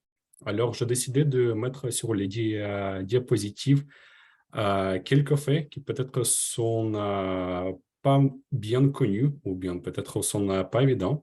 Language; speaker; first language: French; non-native, fluent; Ukrainian